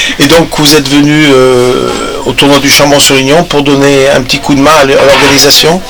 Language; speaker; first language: French; native; French